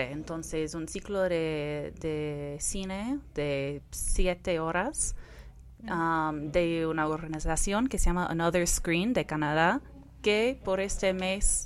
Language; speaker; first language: Spanish; non-native, fluent; English